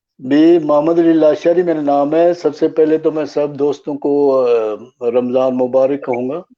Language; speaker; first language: Urdu; native; Urdu